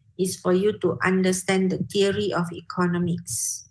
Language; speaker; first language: English; non-native, local second language; Malay